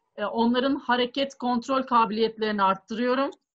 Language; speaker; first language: Turkish; native; Turkish